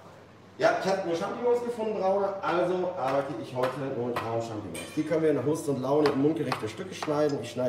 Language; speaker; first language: German; native; German